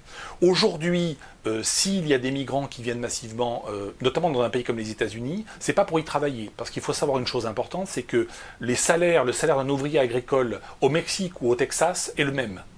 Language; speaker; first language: French; native; French